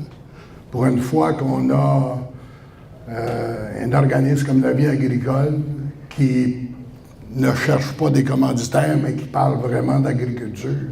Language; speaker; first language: French; native; French